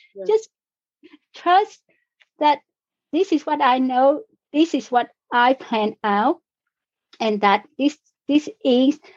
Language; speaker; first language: English; non-native, fluent; Vietnamese